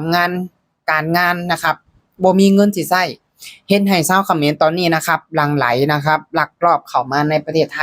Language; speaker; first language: Thai; non-native, local second language; Lao